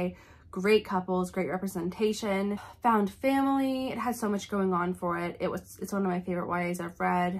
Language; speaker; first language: English; native; English